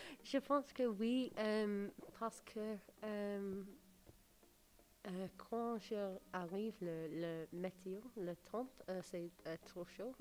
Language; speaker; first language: French; non-native, learner; English